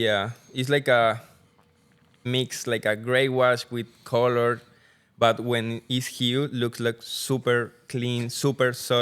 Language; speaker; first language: English; non-native, learner; Spanish